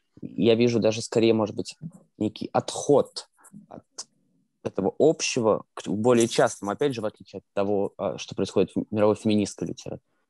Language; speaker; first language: Russian; native; Russian